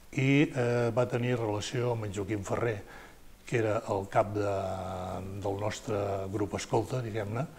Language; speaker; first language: Catalan; native; Catalan